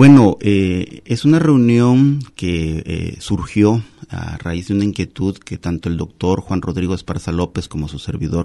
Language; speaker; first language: Spanish; native; Spanish